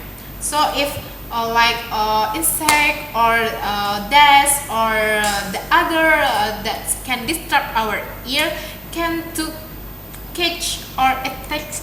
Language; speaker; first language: English; non-native, learner; Indonesian